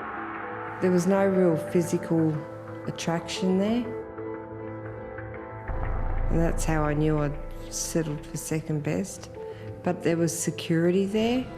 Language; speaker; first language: English; native; English